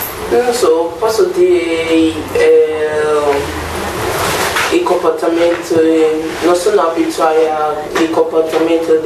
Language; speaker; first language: Italian; non-native, learner; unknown